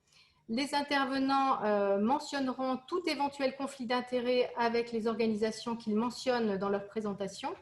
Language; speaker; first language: French; native; French